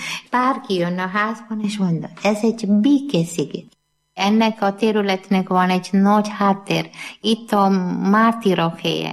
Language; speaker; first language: Hungarian; non-native, learner; Malayalam